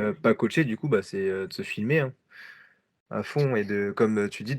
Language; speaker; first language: French; native; French